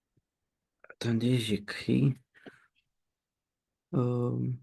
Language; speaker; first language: French; non-native, learner; Romanian